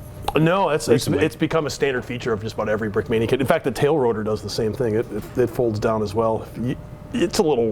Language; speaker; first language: English; native; English